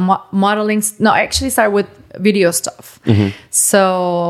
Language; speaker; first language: English; non-native, fluent; German